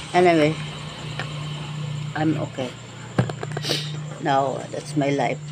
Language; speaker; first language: English; non-native, learner; Filipino